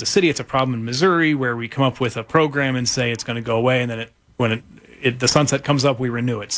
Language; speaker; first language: English; native; English